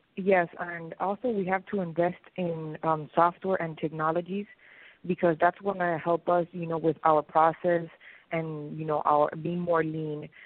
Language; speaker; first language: English; non-native, fluent; Spanish